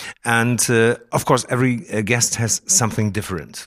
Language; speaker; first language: English; non-native, fluent; German